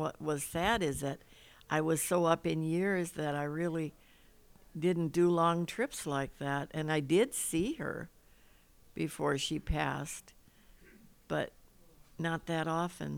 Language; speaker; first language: English; native; English